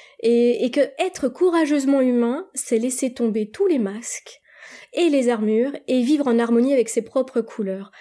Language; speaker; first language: French; native; French